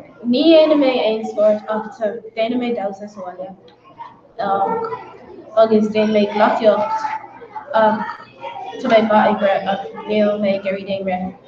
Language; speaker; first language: Irish; non-native, local second language; English